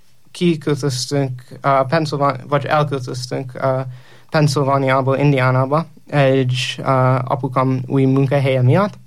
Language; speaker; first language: Hungarian; non-native, learner; English